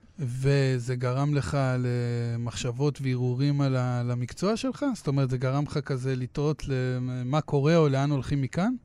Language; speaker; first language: Hebrew; native; Hebrew